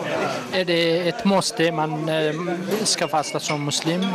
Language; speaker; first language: Swedish; non-native, fluent; Arabic